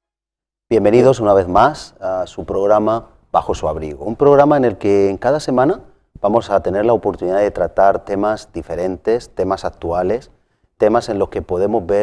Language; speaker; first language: Spanish; native; Spanish